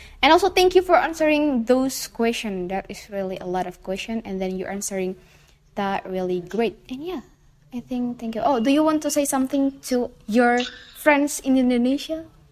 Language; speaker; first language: English; non-native, fluent; Indonesian